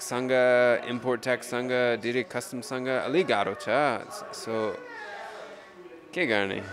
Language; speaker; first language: Nepali; non-native, learner; English